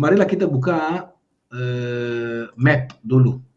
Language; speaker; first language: Indonesian; non-native, fluent; Hebrew